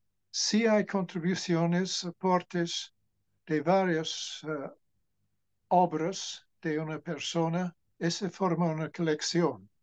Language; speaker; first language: Spanish; non-native, fluent; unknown